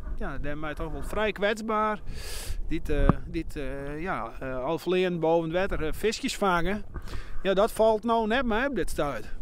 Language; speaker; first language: Dutch; non-native, local second language; Western Frisian